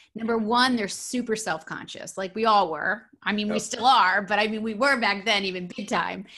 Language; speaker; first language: English; native; English